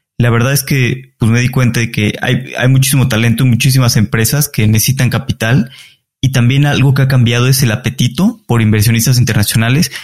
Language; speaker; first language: Spanish; native; Spanish